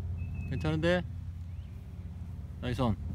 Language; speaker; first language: Korean; native; Korean